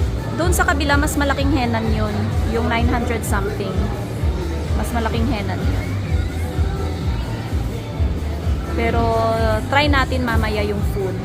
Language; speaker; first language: Filipino; non-native, local second language; Hiligaynon